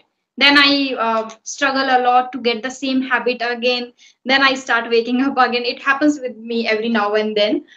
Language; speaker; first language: English; non-native, fluent; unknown